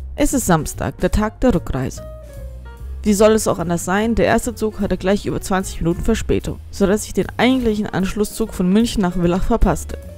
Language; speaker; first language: German; native; German